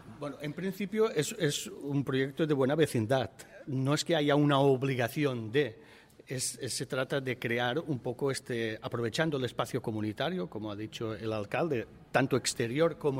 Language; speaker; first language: Spanish; native; Spanish